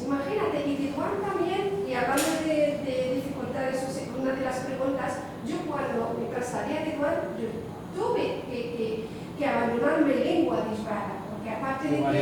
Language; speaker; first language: Spanish; non-native, fluent; Arabic